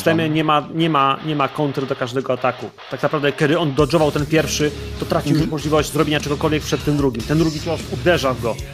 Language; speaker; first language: Polish; native; Polish